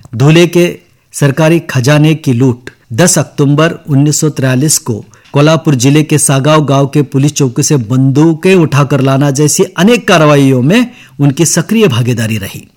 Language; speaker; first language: Hindi; non-native, local second language; Marathi